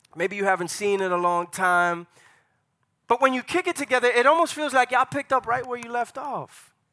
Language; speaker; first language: English; native; English